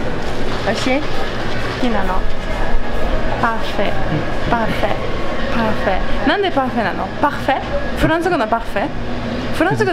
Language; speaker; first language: Japanese; non-native, learner; French